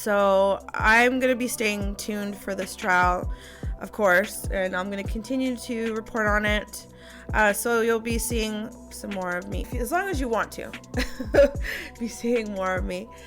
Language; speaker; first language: English; native; English